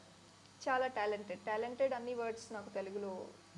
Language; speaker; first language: Telugu; non-native, learner; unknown